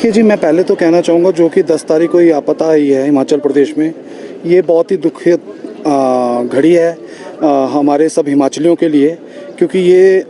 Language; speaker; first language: Hindi; native; Hindi